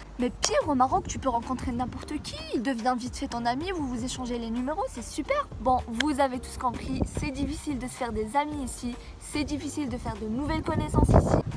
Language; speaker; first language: French; non-native, local second language; Arabic